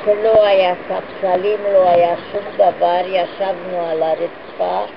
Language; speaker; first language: Hebrew; non-native, fluent; Hungarian